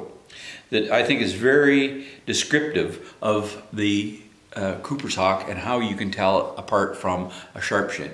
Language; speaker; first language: English; native; English